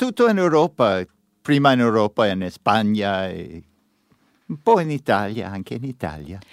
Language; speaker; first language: Italian; non-native, learner; English